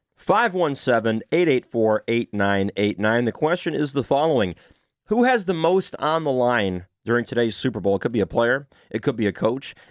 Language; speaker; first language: English; native; English